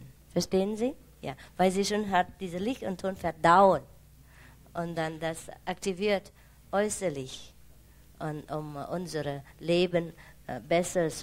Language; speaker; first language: German; non-native, learner; Vietnamese